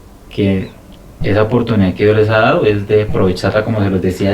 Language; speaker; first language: Spanish; native; Spanish